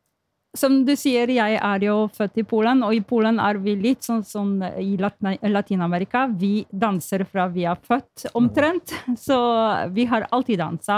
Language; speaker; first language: Norwegian; non-native, fluent; Polish